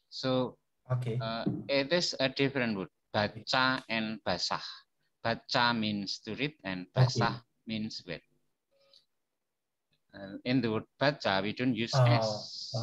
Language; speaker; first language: English; non-native, fluent; Indonesian